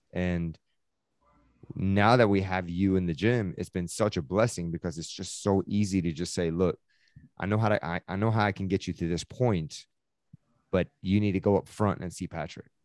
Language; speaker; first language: English; early bilingual, other home language; Persian